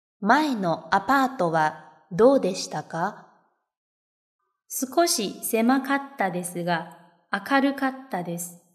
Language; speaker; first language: Japanese; non-native, fluent; Chinese